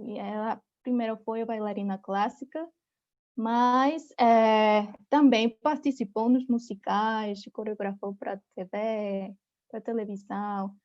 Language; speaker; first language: Portuguese; non-native, fluent; Spanish